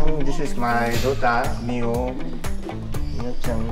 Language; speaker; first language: English; non-native, learner; Japanese